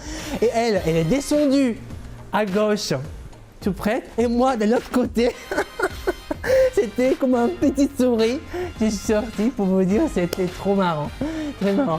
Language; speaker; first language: French; non-native, fluent; Italian